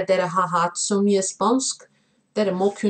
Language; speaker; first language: Norwegian; non-native, fluent; Portuguese